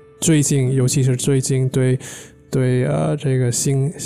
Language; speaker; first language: Chinese; non-native, fluent; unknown